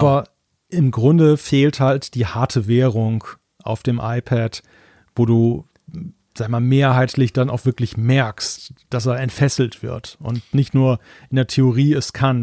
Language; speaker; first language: German; native; German